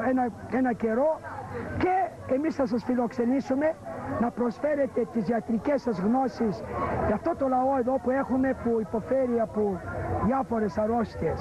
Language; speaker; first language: Greek; early bilingual, heritage; Greek